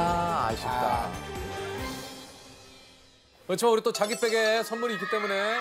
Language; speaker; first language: Korean; native; Korean